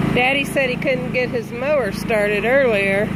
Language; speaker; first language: English; native; English